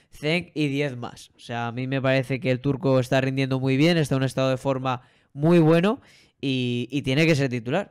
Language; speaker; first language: Spanish; native; Spanish